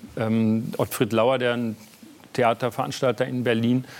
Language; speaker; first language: German; native; German